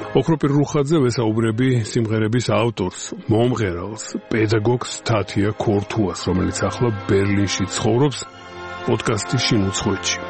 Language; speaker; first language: Georgian; native; Georgian